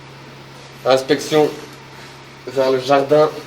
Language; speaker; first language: French; native; French